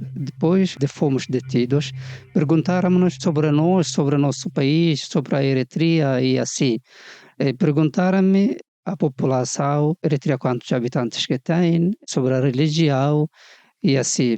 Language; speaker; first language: Portuguese; non-native, fluent; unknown